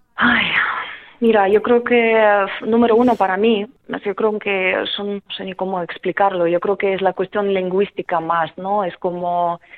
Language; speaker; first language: Spanish; non-native, fluent; Ukrainian